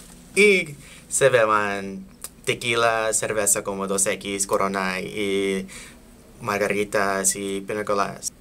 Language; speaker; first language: Spanish; non-native, learner; English